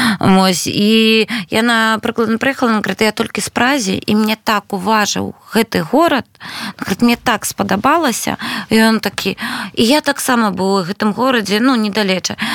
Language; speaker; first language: Belarusian; non-native, local second language; Russian